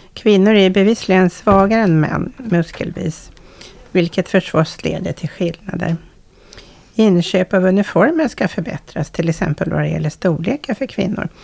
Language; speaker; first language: Swedish; native; Swedish